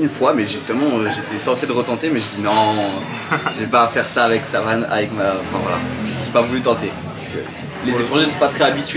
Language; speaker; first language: French; native; French